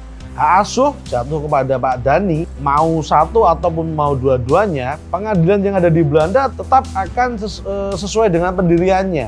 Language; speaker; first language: Indonesian; native; Indonesian